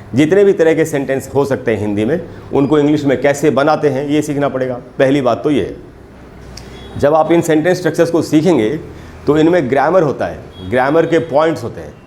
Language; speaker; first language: Hindi; native; Hindi